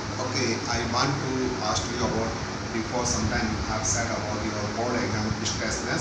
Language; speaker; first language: English; non-native, local second language; Hindi